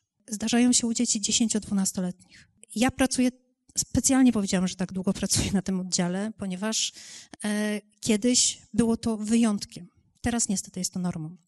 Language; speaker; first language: Polish; native; Polish